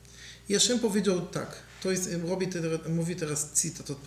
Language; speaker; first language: Polish; non-native, learner; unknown